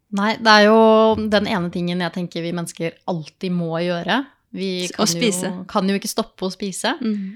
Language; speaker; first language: Norwegian; native; Norwegian